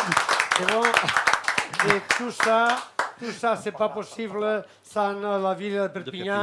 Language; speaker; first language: French; non-native, fluent; Catalan